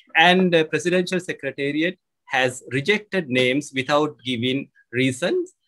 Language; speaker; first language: English; non-native, local second language; Sinhala